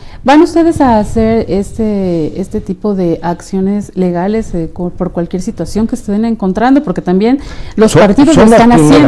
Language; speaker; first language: Spanish; native; Spanish